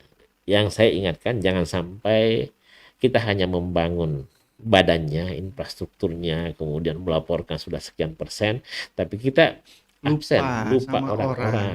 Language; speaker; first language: Indonesian; native; Indonesian